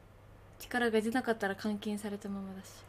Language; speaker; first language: Japanese; native; Japanese